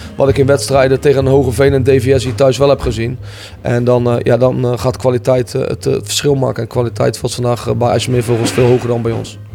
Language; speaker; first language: Dutch; native; Dutch